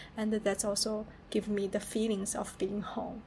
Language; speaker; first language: English; non-native, fluent; Chinese